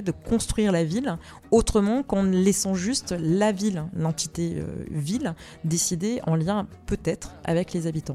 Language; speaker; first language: French; native; French